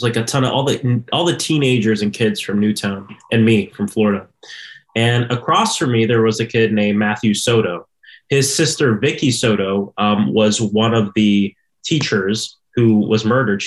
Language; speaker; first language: English; native; English